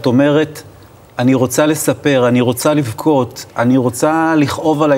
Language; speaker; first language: Hebrew; native; Hebrew